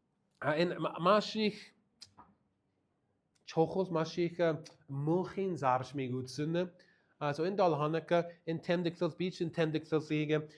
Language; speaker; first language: Mongolian; non-native, fluent; English